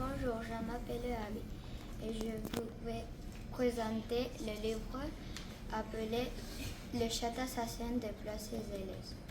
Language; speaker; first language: French; non-native, learner; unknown